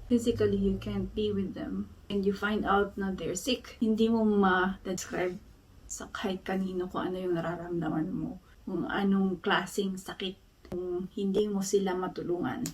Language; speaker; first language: Filipino; native; Filipino